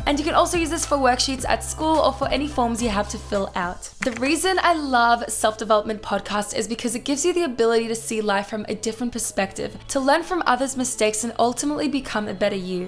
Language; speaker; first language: English; native; English